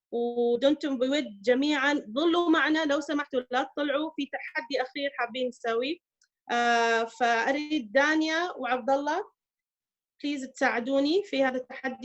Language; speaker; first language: Arabic; native; Arabic